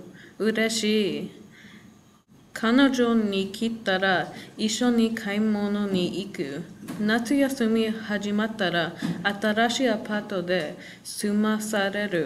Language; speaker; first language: Japanese; non-native, learner; English